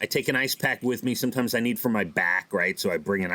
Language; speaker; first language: English; native; English